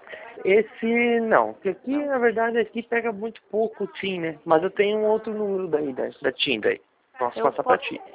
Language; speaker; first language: Portuguese; native; Portuguese